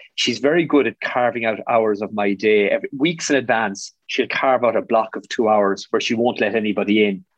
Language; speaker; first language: English; native; English